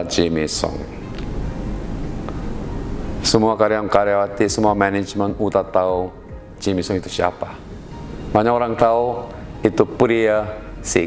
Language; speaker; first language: Indonesian; non-native, learner; Korean